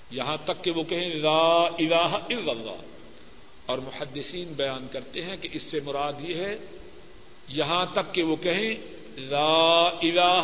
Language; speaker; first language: Urdu; non-native, local second language; Punjabi